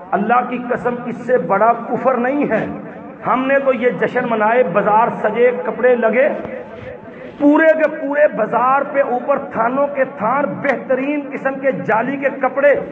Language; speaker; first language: Urdu; non-native, local second language; Punjabi